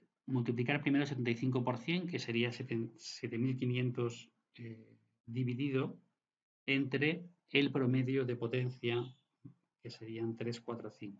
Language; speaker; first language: Spanish; native; Spanish